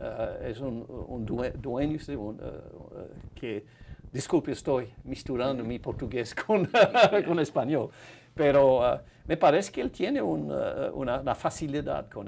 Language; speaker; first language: Spanish; non-native, fluent; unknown